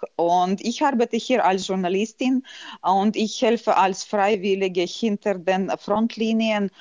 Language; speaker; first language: German; non-native, fluent; Ukrainian